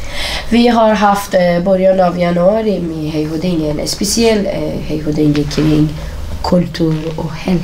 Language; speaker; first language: Swedish; non-native, fluent; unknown